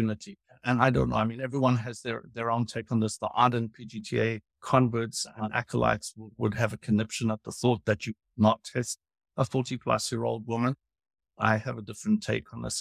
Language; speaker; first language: English; native; English